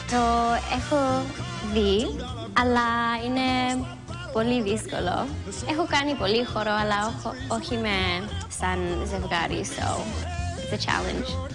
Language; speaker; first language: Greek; early bilingual, heritage; English